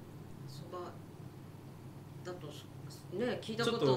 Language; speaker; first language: Japanese; native; Japanese